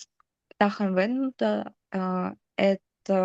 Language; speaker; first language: Estonian; non-native, local second language; Russian